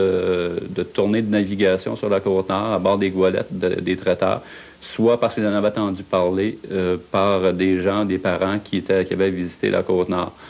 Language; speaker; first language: French; native; French